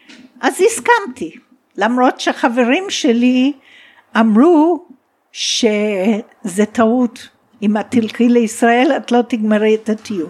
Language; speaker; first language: Hebrew; non-native, fluent; English